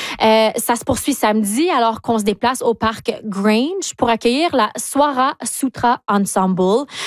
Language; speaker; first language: French; native; French